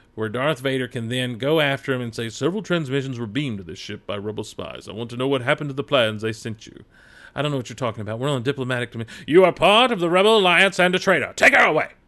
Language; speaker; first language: English; native; English